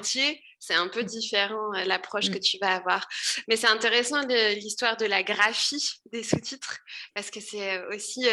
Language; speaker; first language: French; native; French